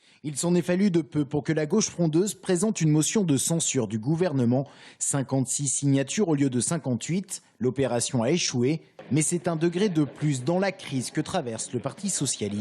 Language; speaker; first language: French; native; French